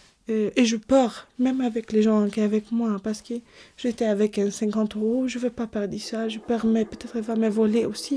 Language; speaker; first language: French; non-native, learner; Arabic